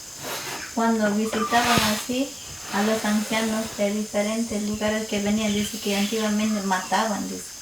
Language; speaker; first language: Spanish; non-native, local second language; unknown